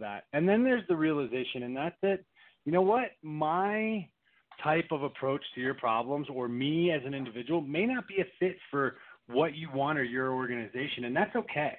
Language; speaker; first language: English; native; English